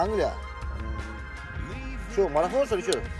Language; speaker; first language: Russian; non-native, learner; English